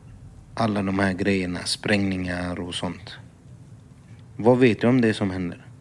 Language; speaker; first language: Swedish; native; Swedish